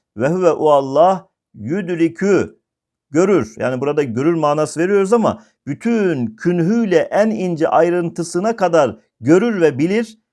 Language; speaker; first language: Turkish; native; Turkish